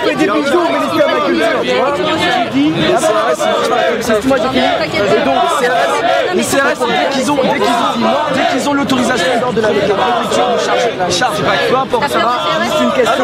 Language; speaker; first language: French; native; French